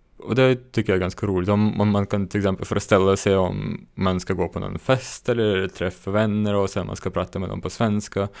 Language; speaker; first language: Swedish; non-native, fluent; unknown